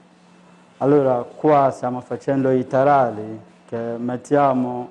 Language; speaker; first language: Italian; non-native, learner; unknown